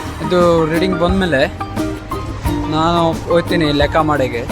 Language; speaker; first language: Kannada; non-native, local second language; Hindi